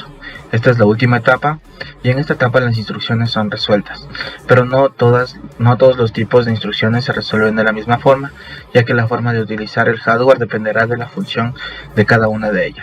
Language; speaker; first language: Spanish; native; Spanish